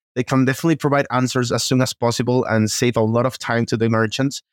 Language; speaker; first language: English; non-native, fluent; Spanish